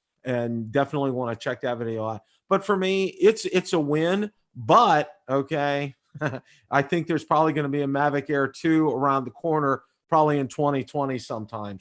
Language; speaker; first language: English; native; English